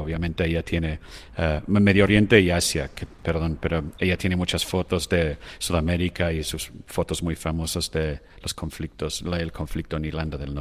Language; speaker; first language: Spanish; non-native, fluent; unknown